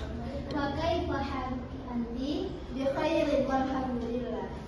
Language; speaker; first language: Arabic; non-native, learner; Indonesian